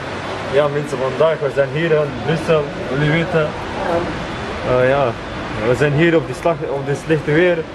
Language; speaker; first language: Dutch; non-native, local second language; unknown